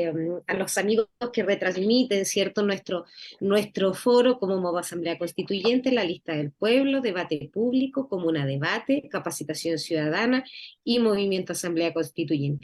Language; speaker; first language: Spanish; native; Spanish